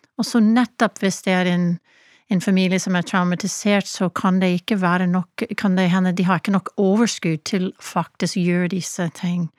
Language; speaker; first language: Norwegian; non-native, fluent; English